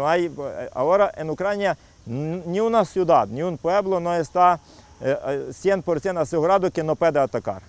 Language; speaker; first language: Spanish; non-native, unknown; Ukrainian